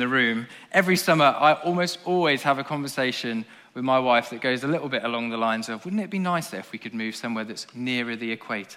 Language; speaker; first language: English; native; English